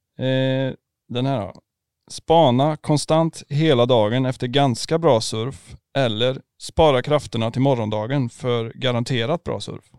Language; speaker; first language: Swedish; native; Swedish